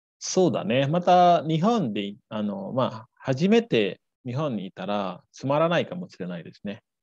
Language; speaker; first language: Japanese; native; Japanese